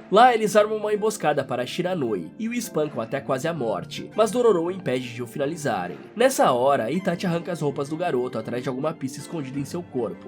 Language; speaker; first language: Portuguese; native; Portuguese